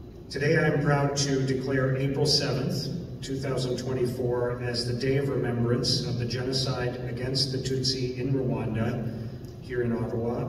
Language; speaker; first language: English; native; English